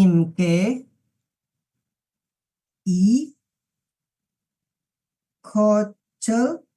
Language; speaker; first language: Korean; non-native, learner; Indonesian